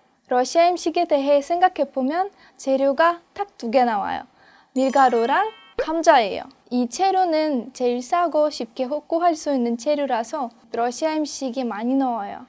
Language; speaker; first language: Korean; non-native, fluent; Russian